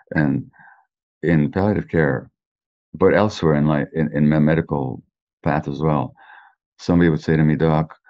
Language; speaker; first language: English; native; English